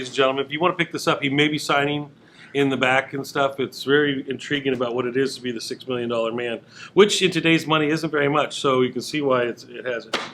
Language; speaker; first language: English; native; English